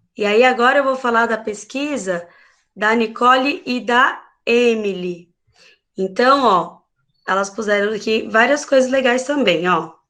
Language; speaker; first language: Portuguese; native; Portuguese